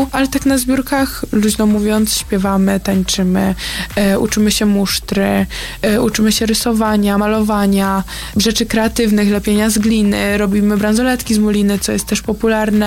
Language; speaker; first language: Polish; native; Polish